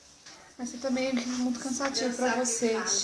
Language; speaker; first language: Portuguese; native; Portuguese